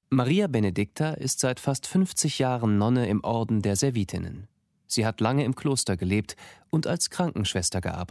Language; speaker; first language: German; native; German